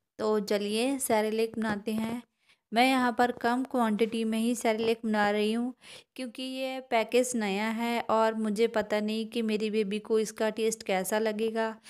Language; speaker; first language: Hindi; non-native, local second language; Punjabi